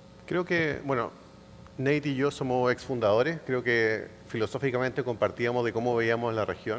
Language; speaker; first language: Spanish; native; Spanish